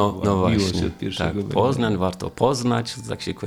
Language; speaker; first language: Polish; non-native, fluent; Romanian